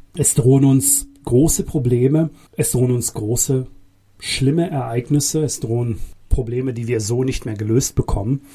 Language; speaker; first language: German; early bilingual, other home language; Bosnian